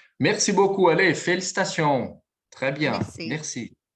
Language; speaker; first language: French; non-native, fluent; Portuguese